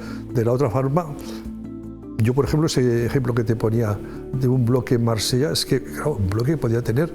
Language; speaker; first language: Spanish; native; Spanish